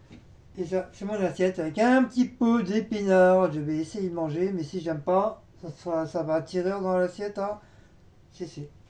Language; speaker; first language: French; native; French